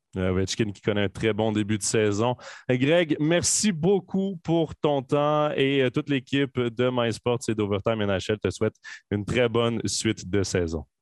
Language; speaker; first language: French; native; French